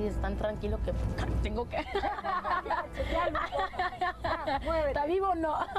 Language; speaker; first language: Spanish; early bilingual, heritage; English